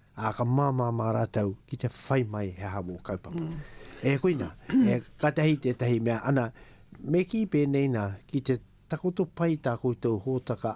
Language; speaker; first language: Māori; native; Māori